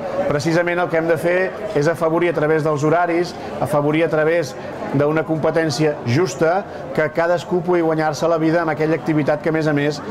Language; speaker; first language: Catalan; native; Catalan